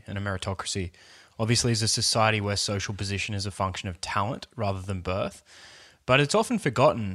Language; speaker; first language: English; native; English